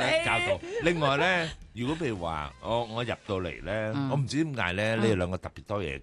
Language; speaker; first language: Cantonese; native; Cantonese